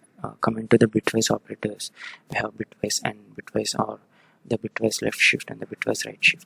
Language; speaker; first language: English; non-native, local second language; Telugu